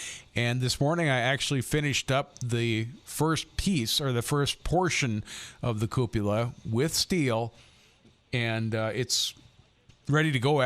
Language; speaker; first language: English; native; English